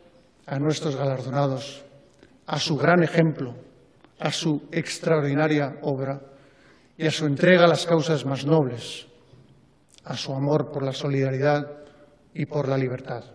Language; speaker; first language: Spanish; native; Spanish